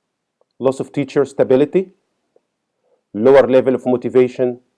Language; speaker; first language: English; non-native, fluent; Arabic